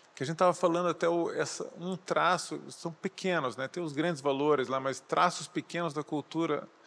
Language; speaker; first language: Portuguese; native; Portuguese